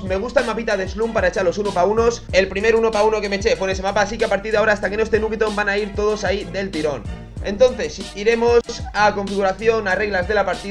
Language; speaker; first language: Spanish; native; Spanish